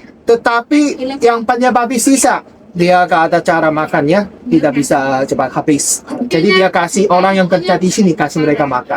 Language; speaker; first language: Indonesian; non-native, learner; Chinese